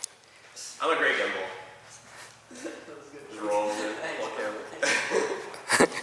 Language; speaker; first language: English; native; English